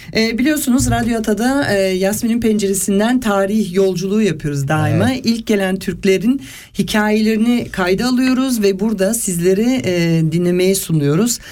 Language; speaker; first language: Turkish; early bilingual, heritage; Turkish